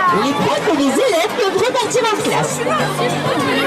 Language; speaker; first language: French; native; French